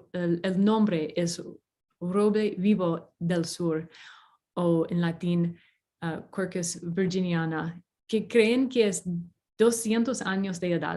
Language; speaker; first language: Spanish; non-native, fluent; English